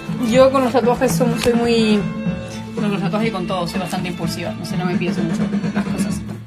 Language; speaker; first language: Spanish; early bilingual, heritage; Spanish